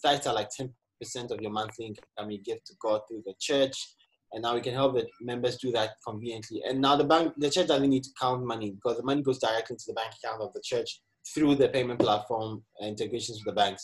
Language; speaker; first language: English; non-native, local second language; Akan